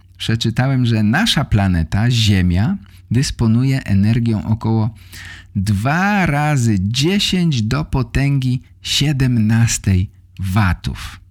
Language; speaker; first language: Polish; native; Polish